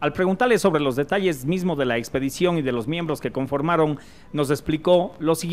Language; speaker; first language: Spanish; native; Spanish